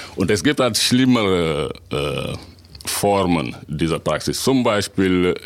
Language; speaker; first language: German; non-native, fluent; Wolof